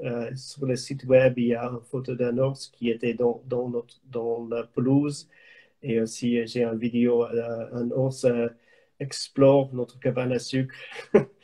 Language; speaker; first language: French; non-native, learner; English